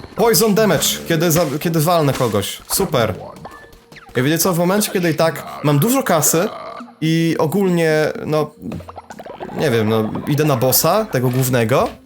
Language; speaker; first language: Polish; native; Polish